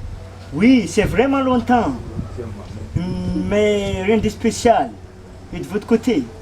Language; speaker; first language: French; non-native, local second language; Malagasy